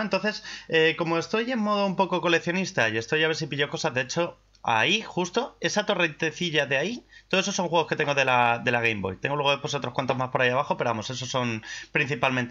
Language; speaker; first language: Spanish; native; Spanish